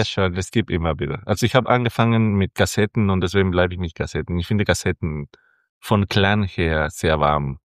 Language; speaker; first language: German; non-native, fluent; Spanish